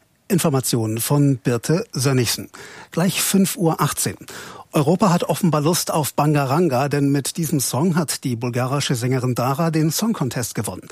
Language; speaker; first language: German; native; German